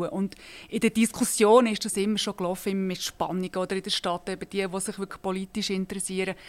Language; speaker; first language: German; native; German